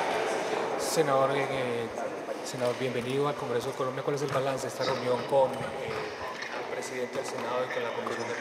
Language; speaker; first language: Spanish; native; Spanish